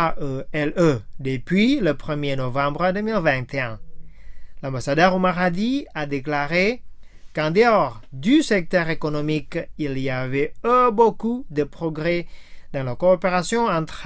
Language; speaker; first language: French; non-native, fluent; Indonesian